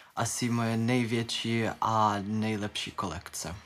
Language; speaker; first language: Czech; non-native, learner; Ukrainian